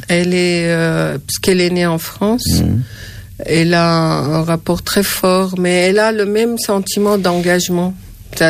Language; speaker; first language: French; non-native, fluent; Arabic